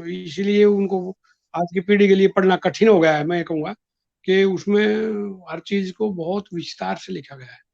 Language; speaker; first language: Hindi; native; Hindi